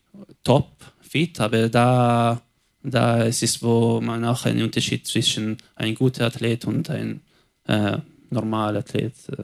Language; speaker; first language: German; non-native, local second language; Italian